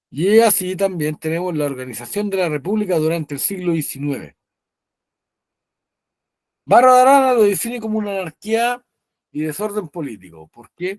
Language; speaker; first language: Spanish; native; Spanish